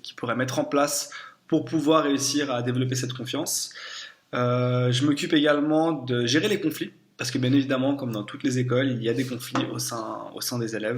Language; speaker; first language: French; native; French